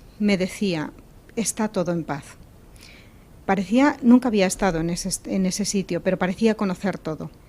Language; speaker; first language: Spanish; native; Spanish